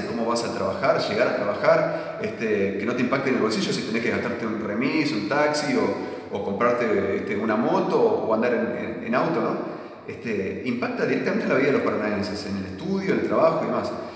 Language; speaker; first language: Spanish; native; Spanish